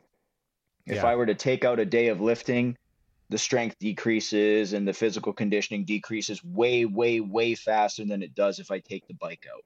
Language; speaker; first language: English; native; English